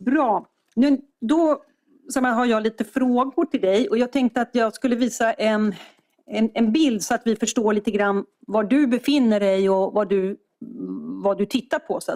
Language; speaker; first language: Swedish; native; Swedish